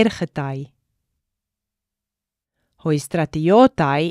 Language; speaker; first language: Greek; non-native, learner; English